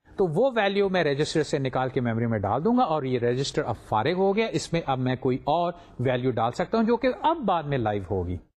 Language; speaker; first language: Urdu; native; Urdu